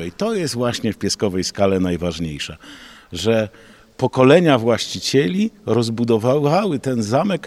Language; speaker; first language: Polish; native; Polish